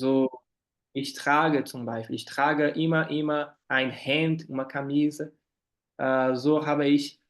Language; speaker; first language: German; non-native, fluent; Portuguese